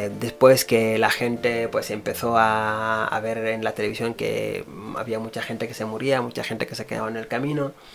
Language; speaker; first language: Spanish; non-native, fluent; Wolof